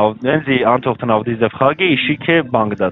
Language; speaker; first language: German; non-native, learner; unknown